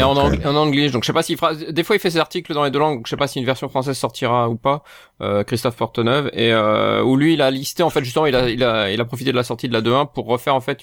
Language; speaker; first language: French; native; French